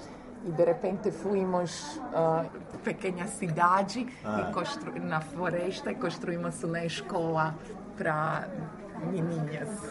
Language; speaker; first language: Portuguese; non-native, fluent; Croatian